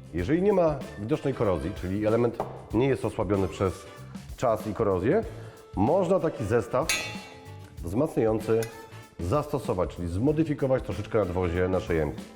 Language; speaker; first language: Polish; native; Polish